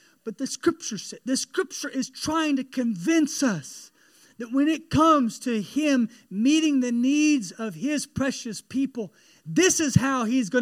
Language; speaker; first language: English; native; English